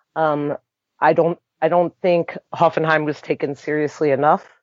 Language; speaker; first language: English; early bilingual, other home language; German